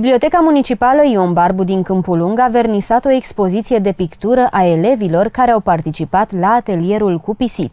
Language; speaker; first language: Romanian; native; Romanian